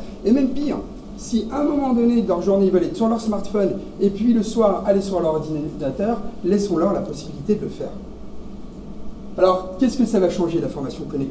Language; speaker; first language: French; native; French